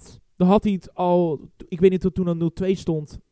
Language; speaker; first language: Dutch; native; Dutch